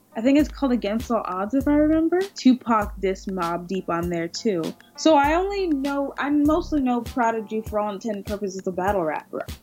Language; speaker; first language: English; native; English